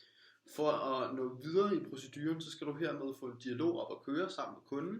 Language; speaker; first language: Danish; native; Danish